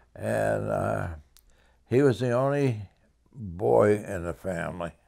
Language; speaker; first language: English; native; English